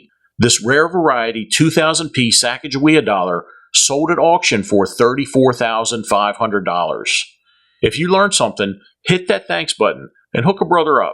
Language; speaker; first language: English; native; English